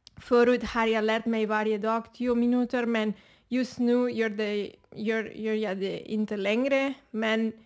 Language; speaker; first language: Swedish; non-native, learner; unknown